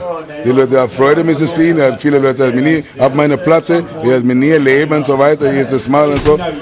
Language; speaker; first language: German; non-native, learner; English